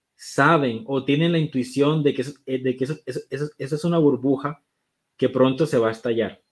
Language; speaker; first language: Spanish; native; Spanish